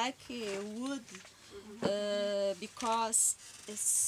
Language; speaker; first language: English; non-native, learner; Portuguese